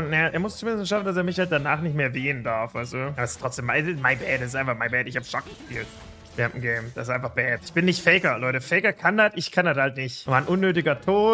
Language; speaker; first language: German; native; German